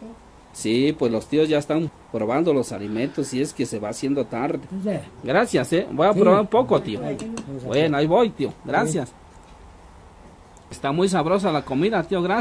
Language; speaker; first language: Spanish; native; Spanish